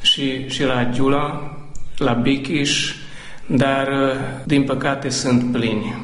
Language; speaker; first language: Romanian; non-native, local second language; Hungarian